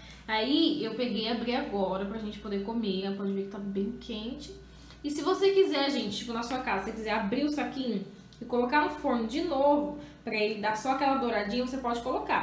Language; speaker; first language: Portuguese; native; Portuguese